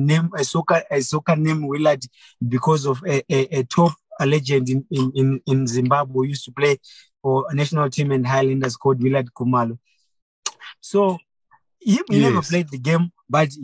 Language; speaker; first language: English; non-native, local second language; Shona